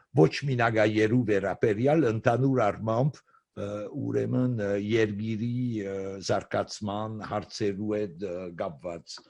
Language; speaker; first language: Armenian; early bilingual, heritage; Armenian